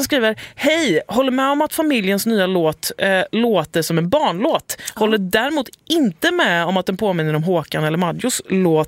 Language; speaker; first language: Swedish; native; Swedish